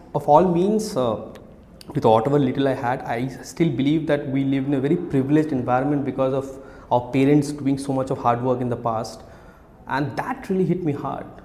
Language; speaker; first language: English; non-native, local second language; Odia